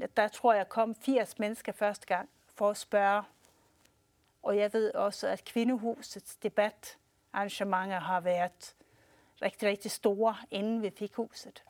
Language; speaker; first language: Danish; early bilingual, heritage; Swedish